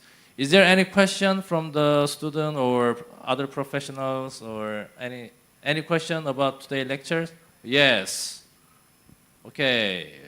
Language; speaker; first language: English; non-native, fluent; Korean